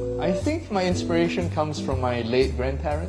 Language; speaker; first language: English; native; English